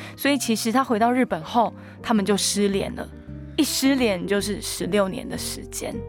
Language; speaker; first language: Chinese; non-native, local second language; Hakka Chinese